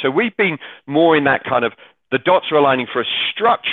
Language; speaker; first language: English; native; English